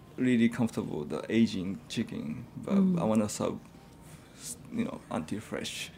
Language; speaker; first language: English; non-native, fluent; Japanese